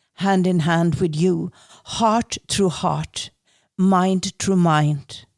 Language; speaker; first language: English; non-native, fluent; Norwegian